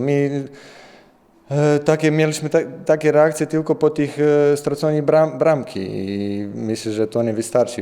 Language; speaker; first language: Polish; non-native, learner; Bosnian